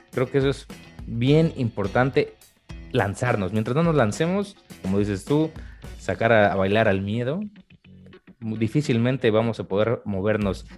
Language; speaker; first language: Spanish; native; Spanish